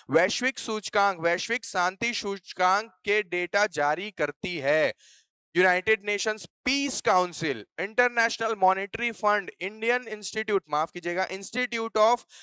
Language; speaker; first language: Hindi; native; Hindi